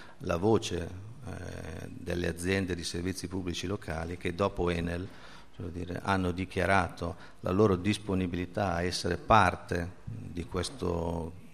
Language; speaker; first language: Italian; native; Italian